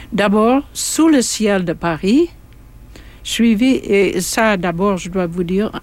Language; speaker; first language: French; non-native, fluent; English